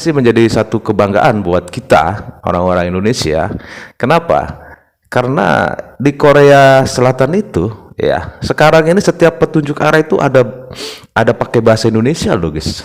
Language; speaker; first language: Indonesian; native; Indonesian